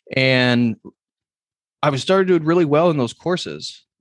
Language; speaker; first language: English; native; English